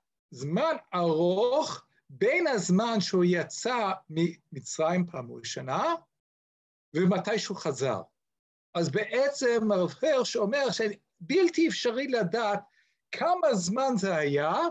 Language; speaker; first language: Hebrew; non-native, fluent; English